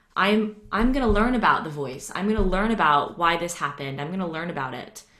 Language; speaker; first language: English; native; English